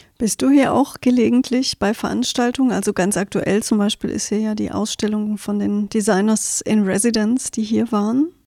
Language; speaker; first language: German; native; German